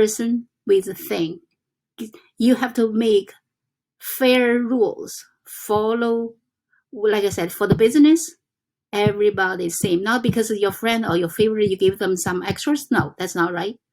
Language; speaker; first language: English; non-native, fluent; Chinese